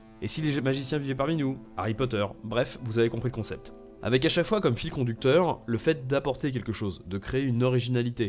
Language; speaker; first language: French; native; French